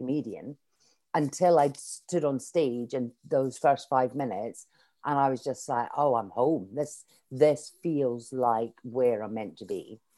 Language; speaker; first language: English; native; English